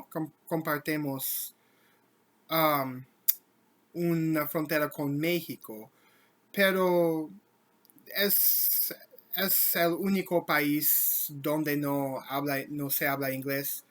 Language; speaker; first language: Spanish; non-native, learner; English